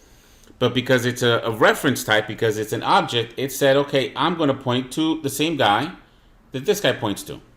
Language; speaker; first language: English; native; English